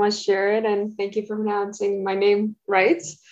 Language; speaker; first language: English; early bilingual, other home language; Russian